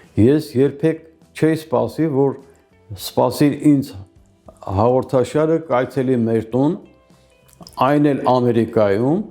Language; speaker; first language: Armenian; native; Armenian